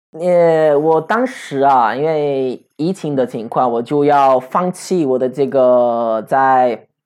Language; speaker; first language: Chinese; non-native, fluent; Italian